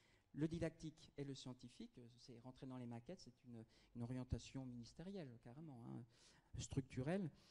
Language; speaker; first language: French; native; French